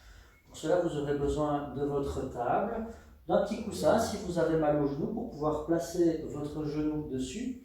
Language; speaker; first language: French; native; French